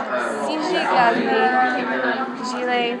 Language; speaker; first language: French; non-native, learner; English